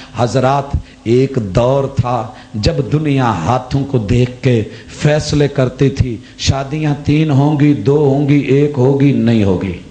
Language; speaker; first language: Urdu; non-native, local second language; Punjabi